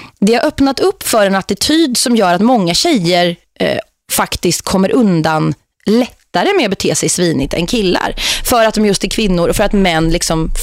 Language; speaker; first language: Swedish; native; Swedish